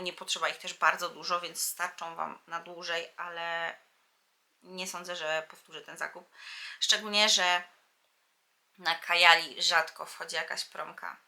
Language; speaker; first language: Polish; native; Polish